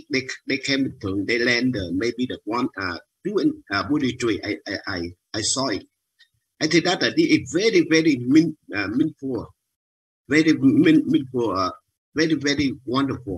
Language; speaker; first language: English; non-native, learner; Vietnamese